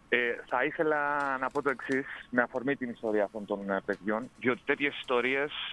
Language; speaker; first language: Greek; native; Greek